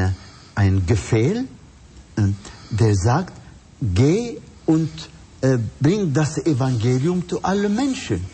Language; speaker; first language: German; non-native, fluent; Arabic